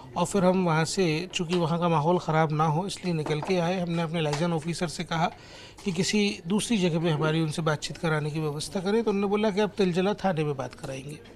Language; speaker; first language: Hindi; native; Hindi